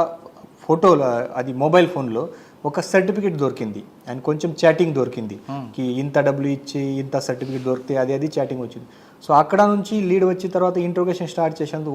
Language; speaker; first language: Telugu; non-native, fluent; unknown